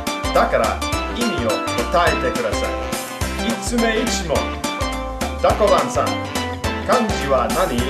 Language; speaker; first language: Japanese; non-native, learner; English